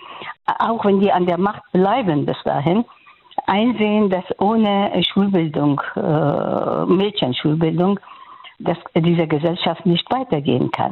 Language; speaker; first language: German; non-native, fluent; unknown